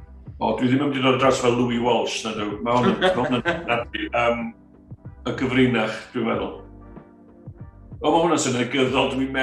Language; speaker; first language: Welsh; native; Welsh